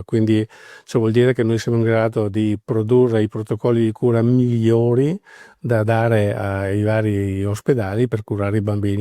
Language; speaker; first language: Italian; native; Italian